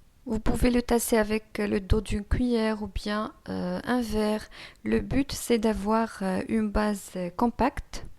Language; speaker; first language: French; non-native, local second language; Arabic